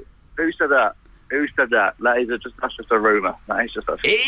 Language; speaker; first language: English; native; English